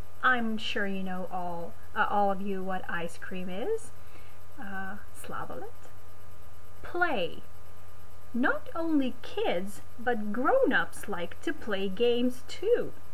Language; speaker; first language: English; non-native, fluent; Macedonian